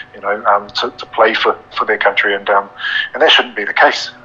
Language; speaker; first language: English; native; English